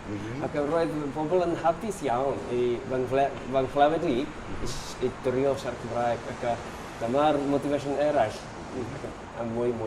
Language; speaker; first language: Welsh; non-native, learner; Japanese